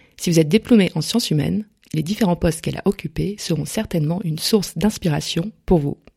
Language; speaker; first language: French; native; French